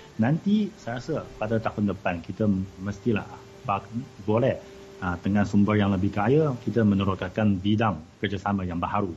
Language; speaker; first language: Malay; non-native, fluent; Chinese